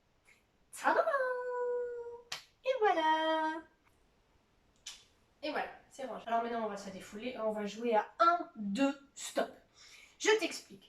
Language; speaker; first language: French; native; French